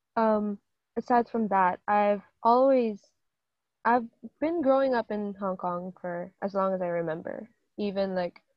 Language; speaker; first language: English; native; English